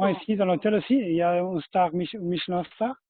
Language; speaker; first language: French; non-native, fluent; Portuguese